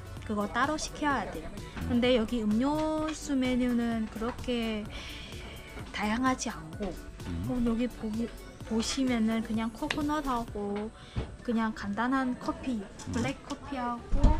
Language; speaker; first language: Korean; non-native, fluent; Vietnamese